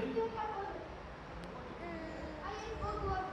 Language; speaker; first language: Gujarati; early bilingual, heritage; Gujarati